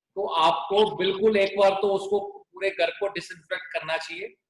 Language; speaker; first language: Hindi; non-native, local second language; Punjabi